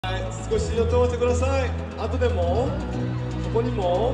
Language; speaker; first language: Japanese; non-native, learner; Korean